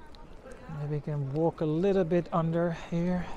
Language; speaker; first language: English; non-native, fluent; Dutch